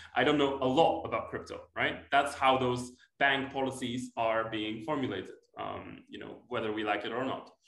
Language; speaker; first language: English; non-native, fluent; Polish